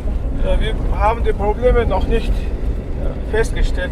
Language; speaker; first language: German; non-native, learner; Mongolian